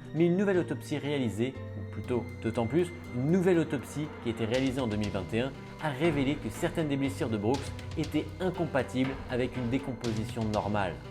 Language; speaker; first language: French; native; French